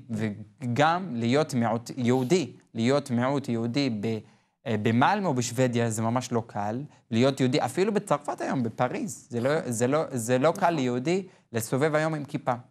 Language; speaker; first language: Hebrew; non-native, local second language; Arabic